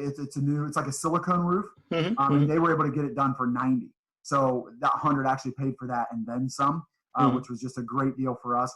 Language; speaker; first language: English; native; English